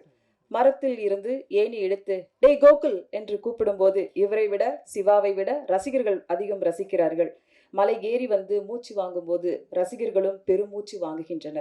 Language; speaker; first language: Tamil; native; Tamil